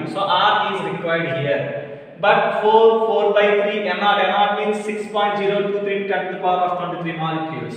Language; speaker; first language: English; non-native, local second language; Telugu